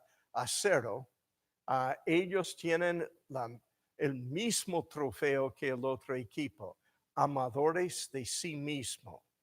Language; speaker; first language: Spanish; non-native, fluent; English